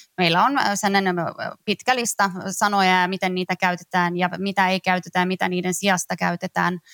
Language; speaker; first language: Finnish; native; Finnish